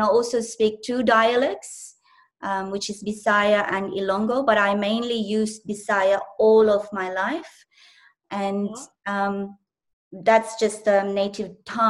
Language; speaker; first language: English; non-native, local second language; Cebuano